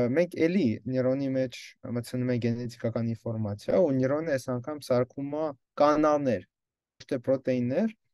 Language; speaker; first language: Armenian; early bilingual, heritage; Armenian